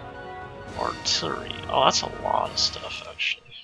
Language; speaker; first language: English; native; English